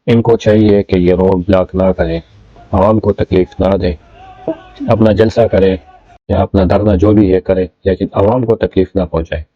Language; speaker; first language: Urdu; non-native, local second language; Pashto